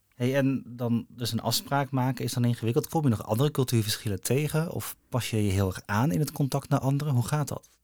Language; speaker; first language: Dutch; native; Dutch